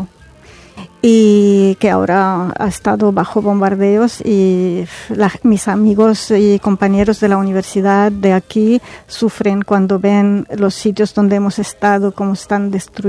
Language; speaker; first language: Spanish; non-native, fluent; Arabic